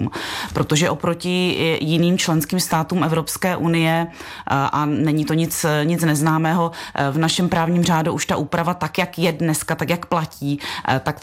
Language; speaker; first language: Czech; native; Czech